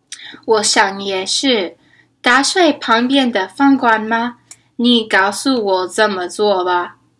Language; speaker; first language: Chinese; non-native, learner; English